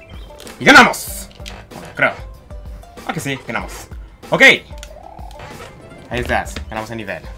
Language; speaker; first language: Spanish; early bilingual, heritage; Spanish